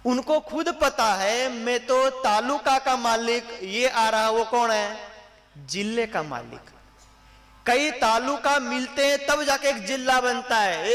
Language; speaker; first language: Hindi; non-native, local second language; Gujarati